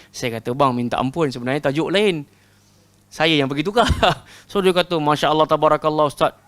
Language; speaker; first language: Malay; native; Malay